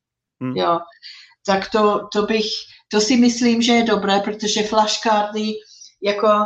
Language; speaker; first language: Czech; non-native, fluent; English